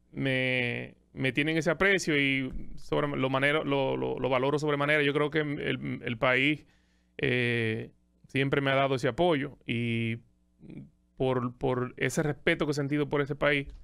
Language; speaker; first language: Spanish; native; Spanish